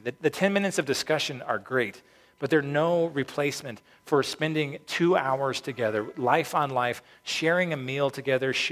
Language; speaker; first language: English; native; English